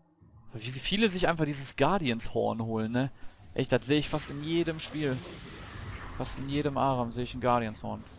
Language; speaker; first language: German; native; German